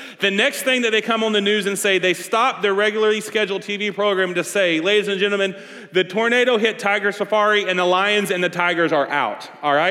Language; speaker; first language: English; native; English